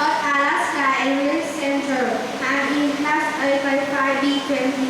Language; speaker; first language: English; non-native, learner; Vietnamese